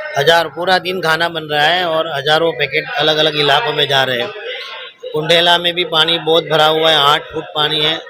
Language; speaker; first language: Hindi; native; Hindi